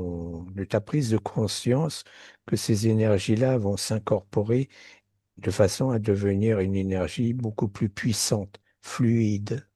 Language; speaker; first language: French; native; French